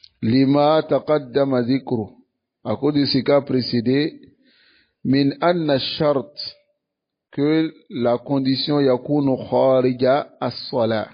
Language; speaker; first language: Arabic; non-native, fluent; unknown